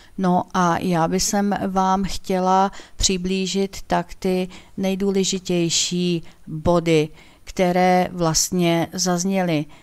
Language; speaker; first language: Czech; native; Czech